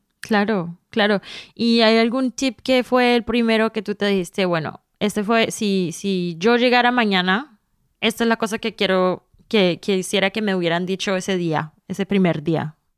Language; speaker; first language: Spanish; early bilingual, heritage; Spanish